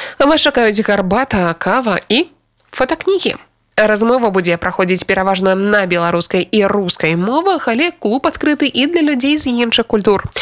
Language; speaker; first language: Belarusian; native; Belarusian